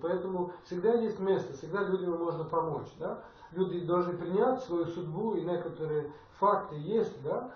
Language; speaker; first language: Russian; non-native, fluent; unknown